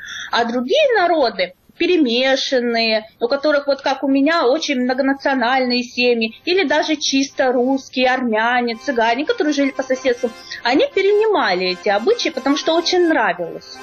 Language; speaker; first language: Russian; native; Russian